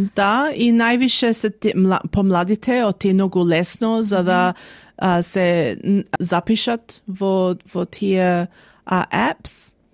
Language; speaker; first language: Macedonian; early bilingual, heritage; Macedonian